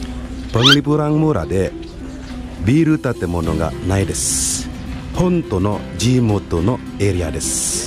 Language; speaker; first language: Japanese; non-native, learner; Indonesian